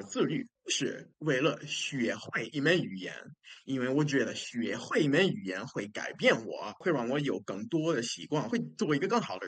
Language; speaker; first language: Chinese; non-native, fluent; English